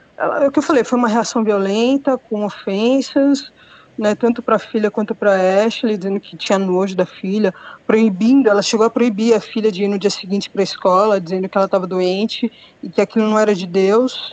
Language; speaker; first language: Portuguese; native; Portuguese